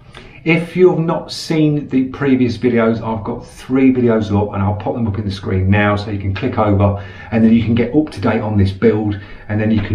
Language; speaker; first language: English; native; English